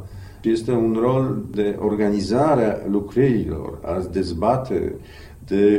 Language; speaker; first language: Romanian; non-native, fluent; Polish